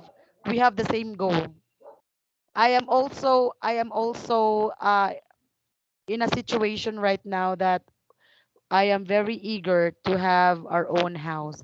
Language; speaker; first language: English; non-native, fluent; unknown